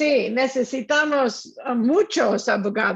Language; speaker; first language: Spanish; non-native, learner; English